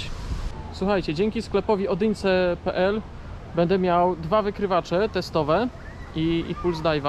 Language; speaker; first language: Polish; native; Polish